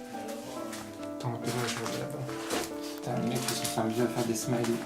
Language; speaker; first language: French; native; French